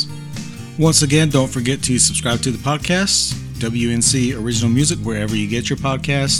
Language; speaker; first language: English; native; English